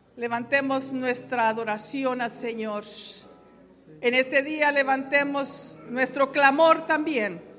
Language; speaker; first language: Spanish; native; Spanish